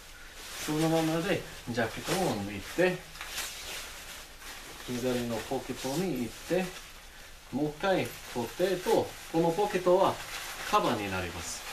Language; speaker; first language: Japanese; non-native, fluent; English